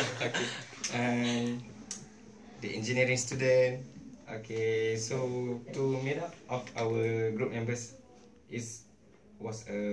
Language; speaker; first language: English; non-native, learner; Malay